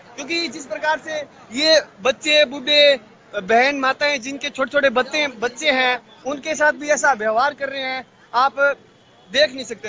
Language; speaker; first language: Hindi; native; Hindi